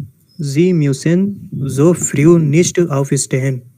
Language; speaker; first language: German; non-native, learner; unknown